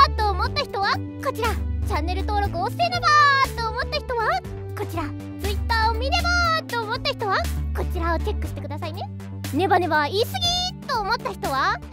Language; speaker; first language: Japanese; native; Japanese